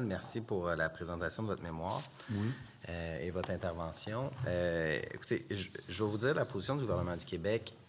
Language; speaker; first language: French; native; French